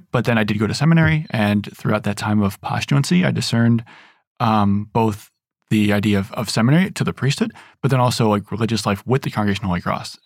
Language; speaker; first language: English; native; English